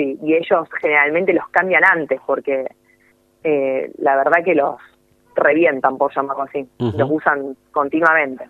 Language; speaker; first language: Spanish; native; Spanish